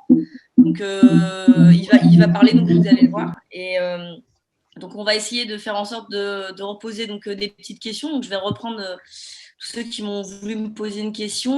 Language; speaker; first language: French; native; French